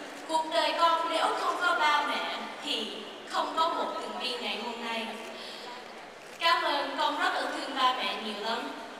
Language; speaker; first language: Vietnamese; early bilingual, heritage; Vietnamese